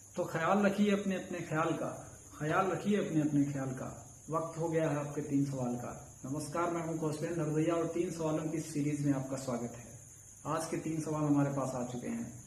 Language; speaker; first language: Hindi; native; Hindi